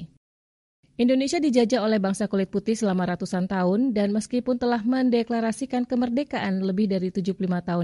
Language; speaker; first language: Indonesian; native; Indonesian